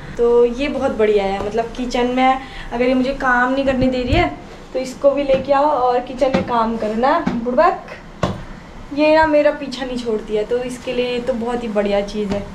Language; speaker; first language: Hindi; native; Hindi